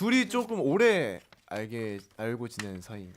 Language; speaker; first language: Korean; native; Korean